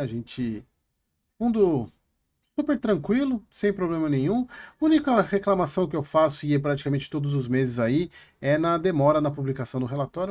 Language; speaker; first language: Portuguese; native; Portuguese